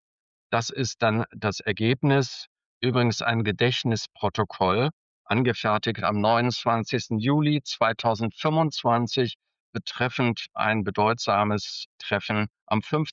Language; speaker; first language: German; native; German